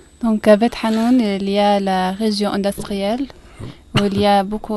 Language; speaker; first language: French; non-native, learner; Arabic